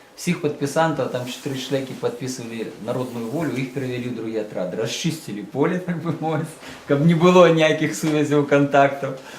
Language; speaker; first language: Belarusian; native; Belarusian